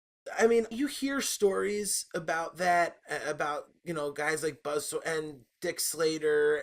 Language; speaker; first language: English; native; English